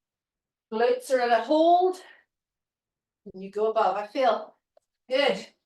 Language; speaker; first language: English; native; English